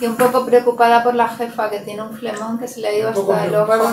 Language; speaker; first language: Spanish; native; Spanish